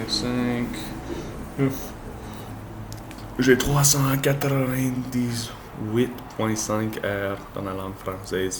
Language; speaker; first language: French; non-native, learner; English